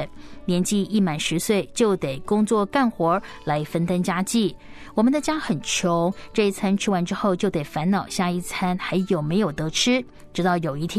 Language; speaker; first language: Chinese; native; Chinese